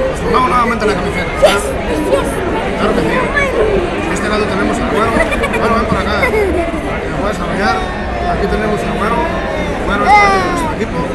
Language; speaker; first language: Spanish; native; Spanish